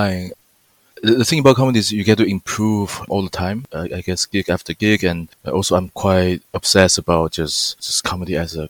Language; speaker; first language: English; non-native, fluent; Chinese